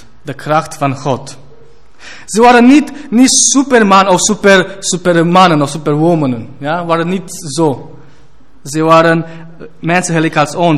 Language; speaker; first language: Dutch; non-native, fluent; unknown